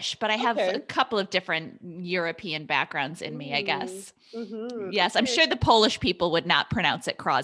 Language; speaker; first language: English; native; English